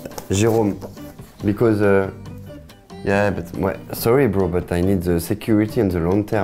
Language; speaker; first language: English; non-native, learner; French